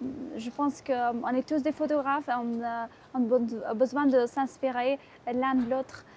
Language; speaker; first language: French; non-native, fluent; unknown